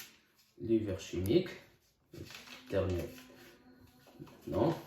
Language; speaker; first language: French; non-native, local second language; Arabic